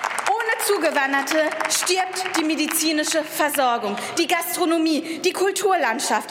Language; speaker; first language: German; early bilingual, other home language; Persian